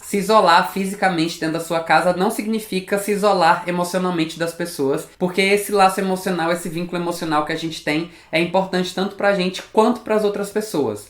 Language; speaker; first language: Portuguese; native; Portuguese